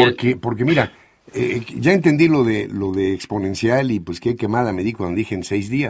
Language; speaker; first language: Spanish; native; Spanish